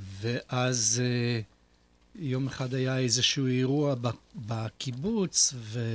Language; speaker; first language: Hebrew; non-native, fluent; Polish